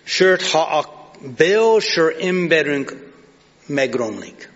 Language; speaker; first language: Hungarian; non-native, fluent; English